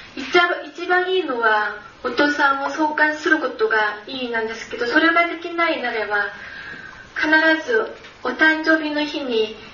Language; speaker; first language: Japanese; non-native, fluent; Korean